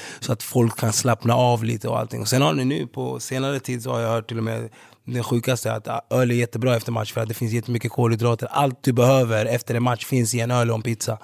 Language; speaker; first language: Swedish; early bilingual, other home language; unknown